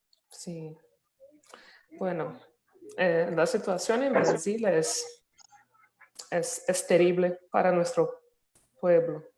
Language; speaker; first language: Spanish; non-native, fluent; Portuguese